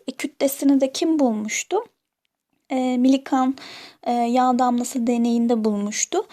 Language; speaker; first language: Turkish; native; Turkish